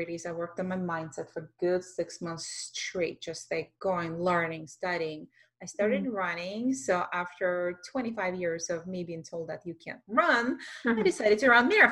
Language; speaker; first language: English; non-native, fluent; Russian